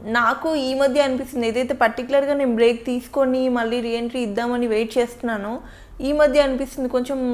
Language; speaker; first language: Telugu; native; Telugu